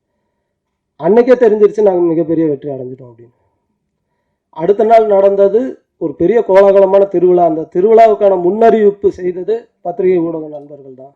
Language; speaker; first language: Tamil; native; Tamil